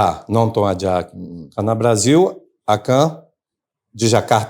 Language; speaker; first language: Indonesian; non-native, fluent; Portuguese